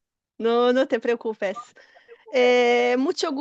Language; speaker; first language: Spanish; non-native, fluent; Portuguese